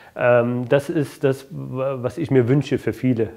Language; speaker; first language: German; early bilingual, other home language; Arabic